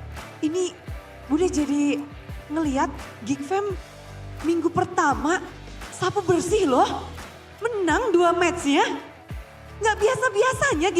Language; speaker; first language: Indonesian; native; Indonesian